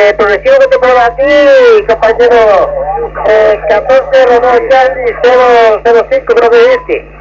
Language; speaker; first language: Spanish; native; Spanish